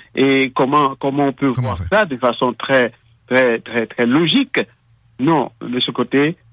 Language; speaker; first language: French; non-native, local second language; Haitian Creole